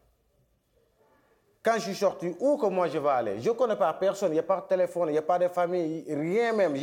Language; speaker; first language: French; non-native, local second language; Wolof